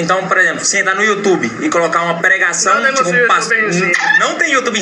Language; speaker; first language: Portuguese; native; Portuguese